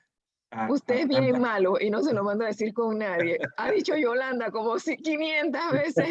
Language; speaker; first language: Spanish; native; Spanish